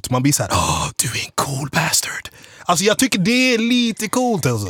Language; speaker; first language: Swedish; native; Swedish